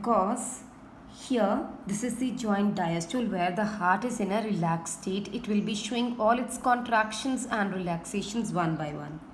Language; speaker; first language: English; non-native, local second language; Hindi